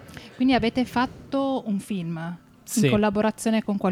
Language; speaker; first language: Italian; native; Italian